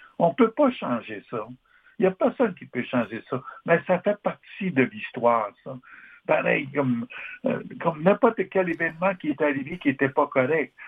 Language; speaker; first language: French; non-native, local second language; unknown